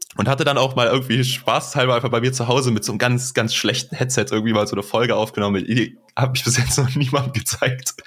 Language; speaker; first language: German; native; German